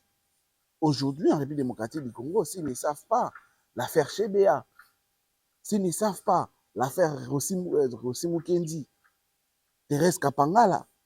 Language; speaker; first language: French; non-native, local second language; Lingala